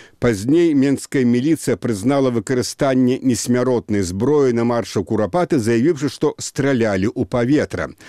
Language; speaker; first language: Belarusian; native; Belarusian